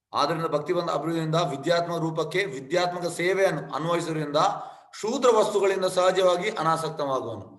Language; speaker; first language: Kannada; native; Kannada